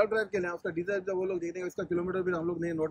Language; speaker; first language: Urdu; non-native, local second language; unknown